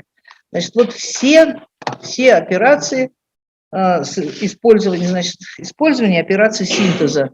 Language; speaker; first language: Russian; native; Russian